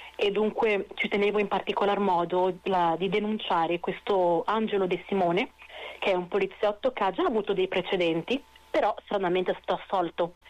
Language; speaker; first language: Italian; non-native, fluent; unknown